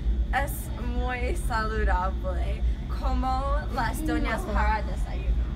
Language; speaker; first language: Spanish; non-native, learner; English